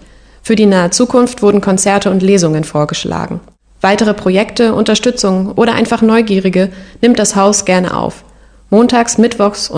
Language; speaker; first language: German; native; German